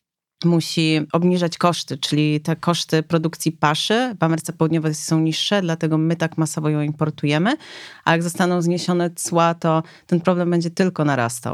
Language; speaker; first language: Polish; native; Polish